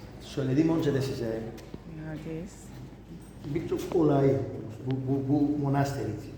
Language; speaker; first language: Turkish; non-native, learner; Greek